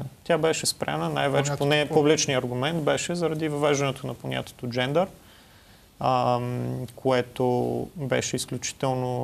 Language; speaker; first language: Bulgarian; native; Bulgarian